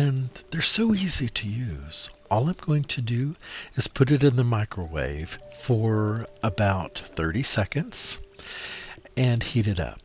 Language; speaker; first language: English; native; English